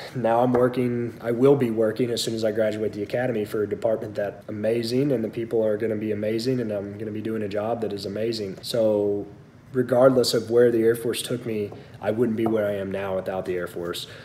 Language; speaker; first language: English; native; English